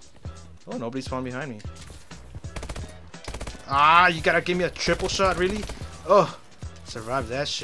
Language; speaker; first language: English; native; English